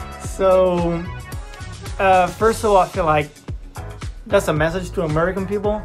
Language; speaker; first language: English; non-native, fluent; Italian